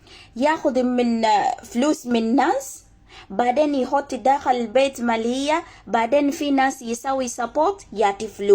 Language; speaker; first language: Arabic; non-native, learner; Ganda